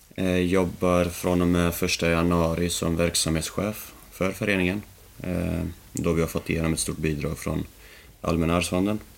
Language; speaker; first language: Swedish; early bilingual, other home language; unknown